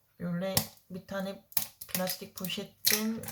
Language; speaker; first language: Turkish; non-native, learner; Korean